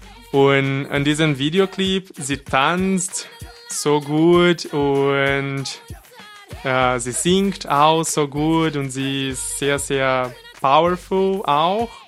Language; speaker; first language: German; non-native, fluent; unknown